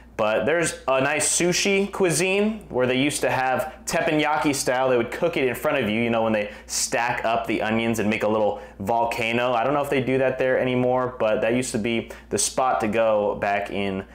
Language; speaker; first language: English; native; English